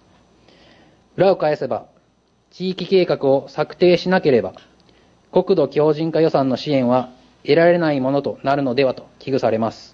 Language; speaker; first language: Japanese; native; Japanese